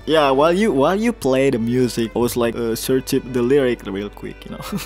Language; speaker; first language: English; non-native, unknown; Indonesian